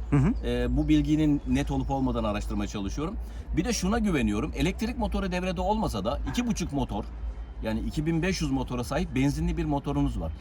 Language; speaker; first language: Turkish; early bilingual, heritage; Turkish